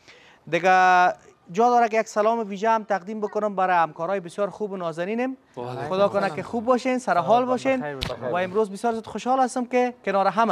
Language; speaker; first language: Persian; native; Persian